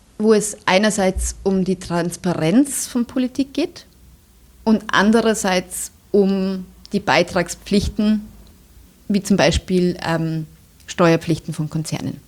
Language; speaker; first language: German; native; German